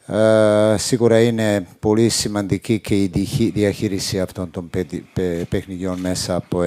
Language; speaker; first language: Greek; non-native, fluent; Serbian